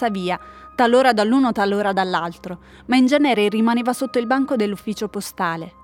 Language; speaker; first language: Italian; native; Italian